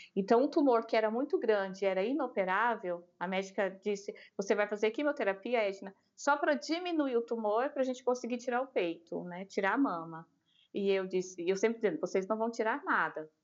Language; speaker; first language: Portuguese; native; Portuguese